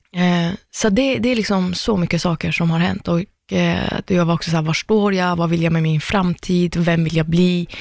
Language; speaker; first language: Swedish; early bilingual, other home language; Persian